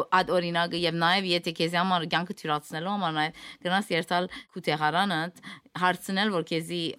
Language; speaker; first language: Armenian; early bilingual, heritage; Armenian